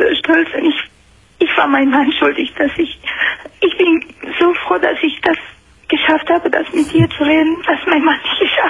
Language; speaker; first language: German; non-native, fluent; Romanian